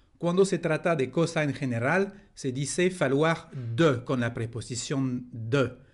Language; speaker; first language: Spanish; non-native, fluent; French